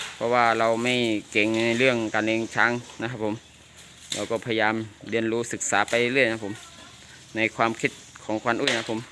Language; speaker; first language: Thai; non-native, local second language; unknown